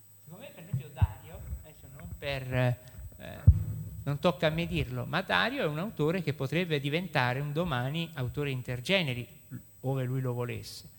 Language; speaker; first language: Italian; native; Italian